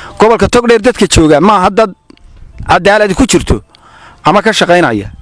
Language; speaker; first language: Somali; native; Somali